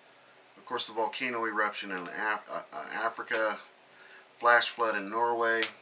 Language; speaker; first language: English; native; English